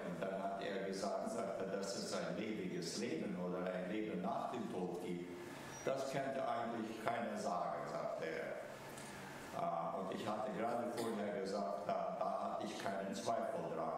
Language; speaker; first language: German; early bilingual, heritage; German